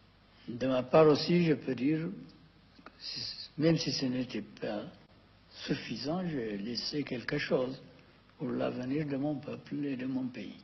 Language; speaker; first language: French; non-native, fluent; Amharic